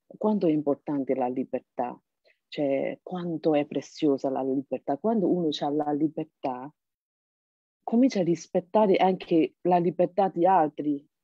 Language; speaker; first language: Italian; non-native, fluent; Burmese